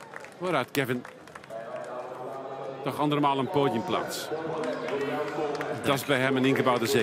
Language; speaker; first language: Dutch; native; Dutch